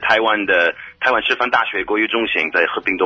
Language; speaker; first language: Chinese; non-native, fluent; English